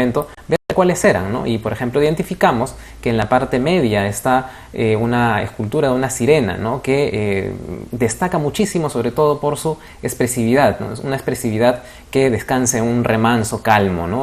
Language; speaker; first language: Spanish; native; Spanish